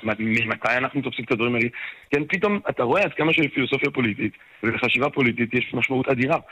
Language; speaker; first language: Hebrew; non-native, fluent; French